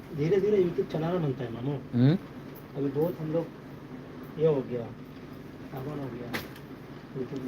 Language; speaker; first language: Hindi; non-native, learner; Bangla